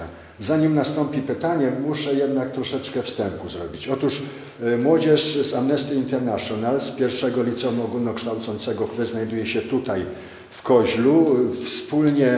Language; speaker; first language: Polish; native; Polish